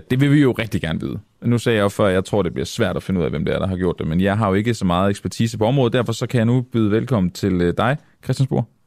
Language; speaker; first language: Danish; native; Danish